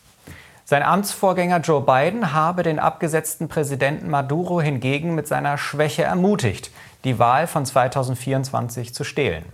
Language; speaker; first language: German; native; German